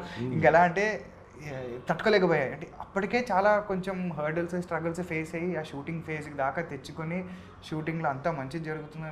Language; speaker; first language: Telugu; native; Telugu